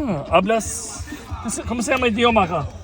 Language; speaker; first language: Spanish; non-native, learner; Albanian